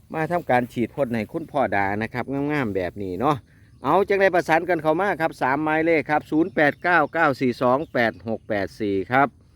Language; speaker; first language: Thai; native; Thai